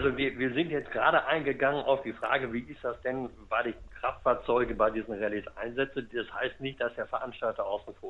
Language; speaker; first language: German; native; German